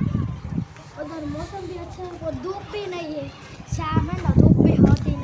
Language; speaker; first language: Hindi; non-native, local second language; Gujarati